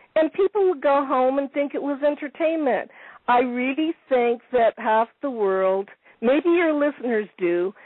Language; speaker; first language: English; non-native, fluent; Italian